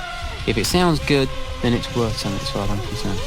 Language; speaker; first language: English; native; English